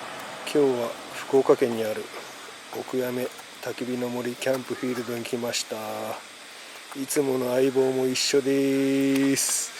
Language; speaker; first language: Japanese; native; Japanese